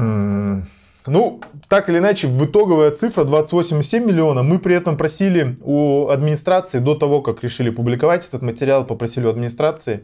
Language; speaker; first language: Russian; native; Russian